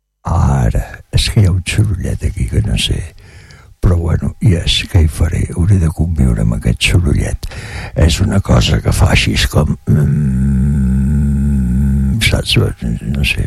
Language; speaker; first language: Catalan; native; Catalan